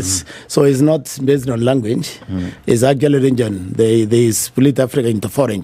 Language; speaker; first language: English; non-native, local second language; Meru